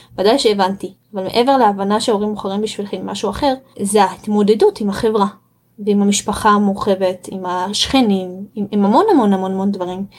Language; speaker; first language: Hebrew; early bilingual, other home language; Russian